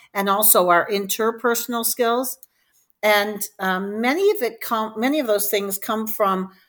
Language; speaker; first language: English; native; English